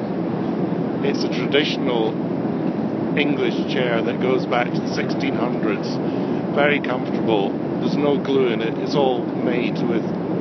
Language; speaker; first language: English; native; English